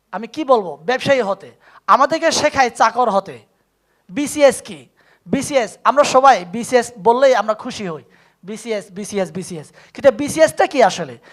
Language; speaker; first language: Bangla; non-native, local second language; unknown